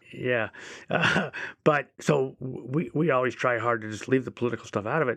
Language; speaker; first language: English; native; English